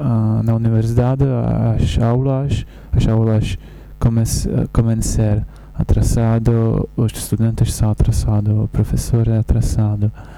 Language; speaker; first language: Portuguese; non-native, learner; Czech